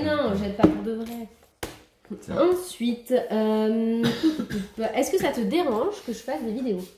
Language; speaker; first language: French; native; French